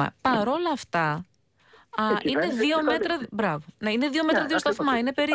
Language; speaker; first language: Greek; native; Greek